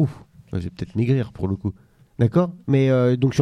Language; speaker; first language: French; native; French